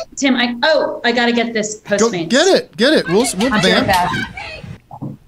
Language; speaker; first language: English; native; English